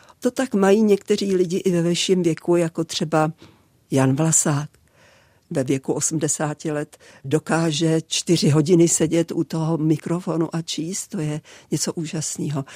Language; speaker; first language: Czech; native; Czech